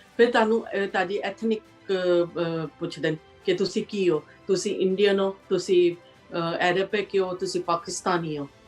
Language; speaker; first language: Punjabi; early bilingual, heritage; Punjabi